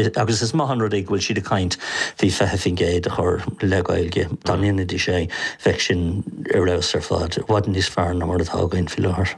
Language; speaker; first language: Irish; non-native, local second language; English